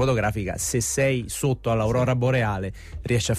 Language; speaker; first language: Italian; native; Italian